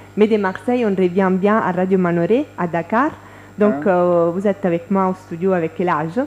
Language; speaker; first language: French; non-native, fluent; Italian